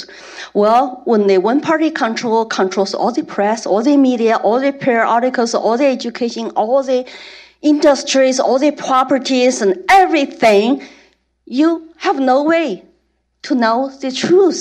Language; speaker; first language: English; non-native, fluent; Chinese